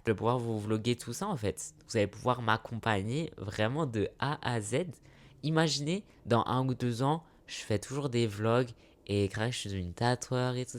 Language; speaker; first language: French; native; French